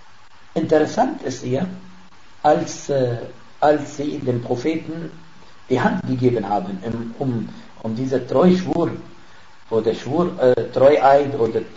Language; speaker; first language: German; non-native, fluent; Arabic